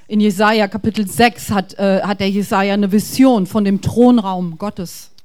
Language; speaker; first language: German; native; German